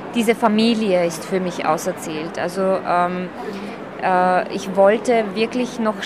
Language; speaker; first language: German; early bilingual, other home language; Slovak